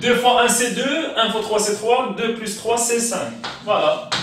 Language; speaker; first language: French; non-native, local second language; Arabic